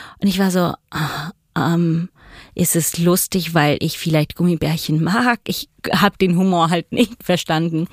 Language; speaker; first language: German; non-native, fluent; Italian